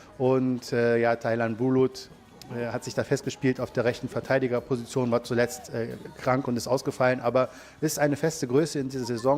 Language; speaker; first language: German; native; German